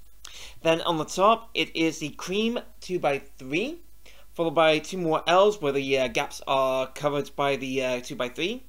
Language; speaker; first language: English; native; English